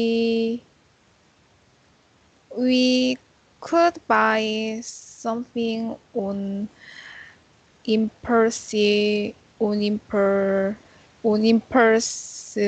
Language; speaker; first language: English; non-native, learner; Korean